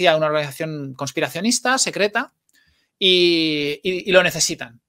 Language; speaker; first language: Spanish; native; Spanish